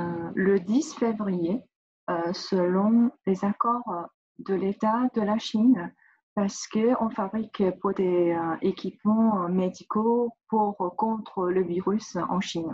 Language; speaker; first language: French; non-native, learner; Chinese